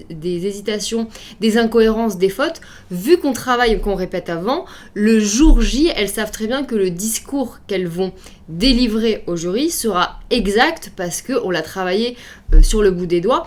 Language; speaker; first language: French; native; French